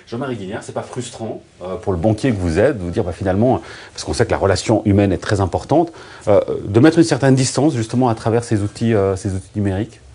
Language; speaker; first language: French; native; French